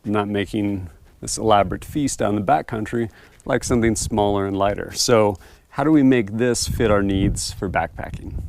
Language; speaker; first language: English; native; English